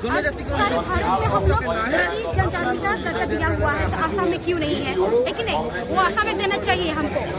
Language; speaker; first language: Hindi; non-native, local second language; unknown